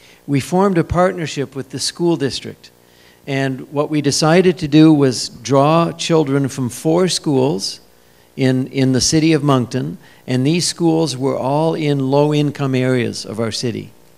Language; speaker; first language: English; native; English